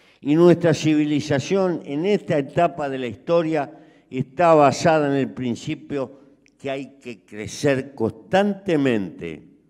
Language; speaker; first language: Spanish; native; Spanish